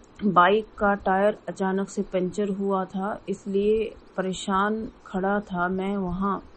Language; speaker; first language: Hindi; native; Hindi